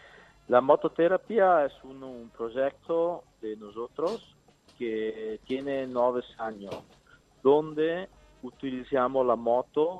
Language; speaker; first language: Spanish; non-native, learner; Italian